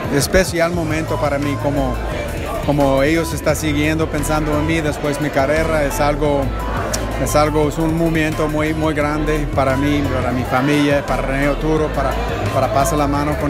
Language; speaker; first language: Spanish; non-native, fluent; English